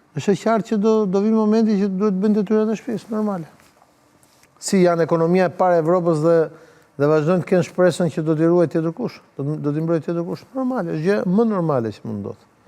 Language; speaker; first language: Albanian; native; Albanian